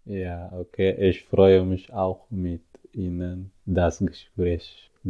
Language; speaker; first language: German; non-native, learner; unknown